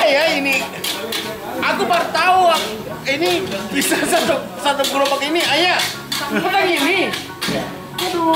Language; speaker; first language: Indonesian; non-native, fluent; Japanese